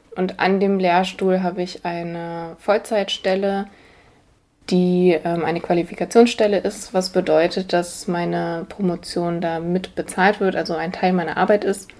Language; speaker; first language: German; native; German